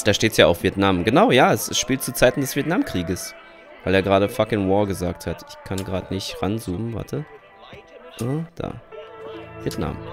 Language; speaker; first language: German; native; German